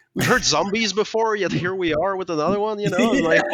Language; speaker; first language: English; non-native, fluent; French